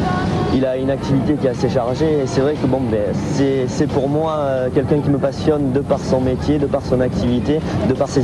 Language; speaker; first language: French; native; French